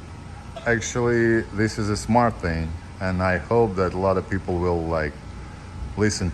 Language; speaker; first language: English; non-native, fluent; Ukrainian